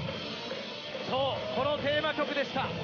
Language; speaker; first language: Japanese; native; Japanese